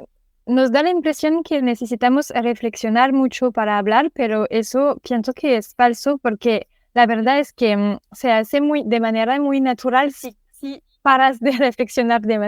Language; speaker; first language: Spanish; non-native, fluent; French